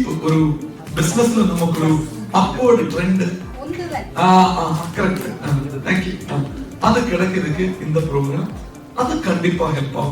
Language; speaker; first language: Tamil; non-native, local second language; Malayalam